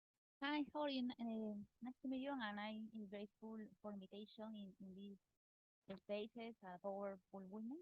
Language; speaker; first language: English; non-native, learner; Spanish